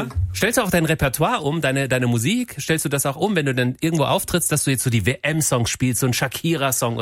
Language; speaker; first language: German; native; German